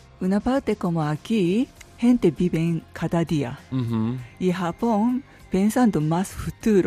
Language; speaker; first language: Spanish; non-native, learner; Japanese